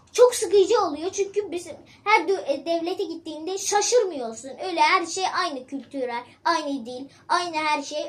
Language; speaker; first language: Turkish; early bilingual, other home language; Arabic